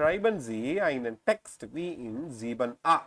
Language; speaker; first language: German; non-native, learner; Tamil